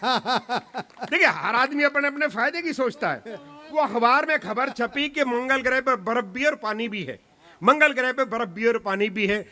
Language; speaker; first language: Hindi; non-native, local second language; Punjabi